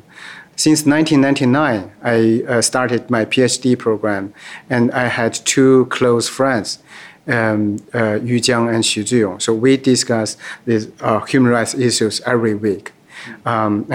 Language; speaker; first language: English; non-native, fluent; Chinese